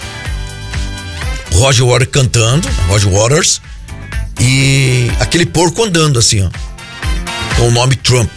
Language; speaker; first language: Portuguese; native; Portuguese